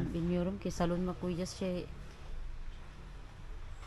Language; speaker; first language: Turkish; non-native, learner; Filipino